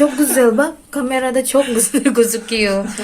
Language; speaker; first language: Turkish; non-native, learner; Indonesian